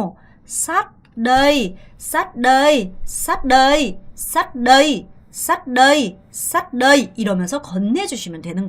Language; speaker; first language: Vietnamese; non-native, fluent; Korean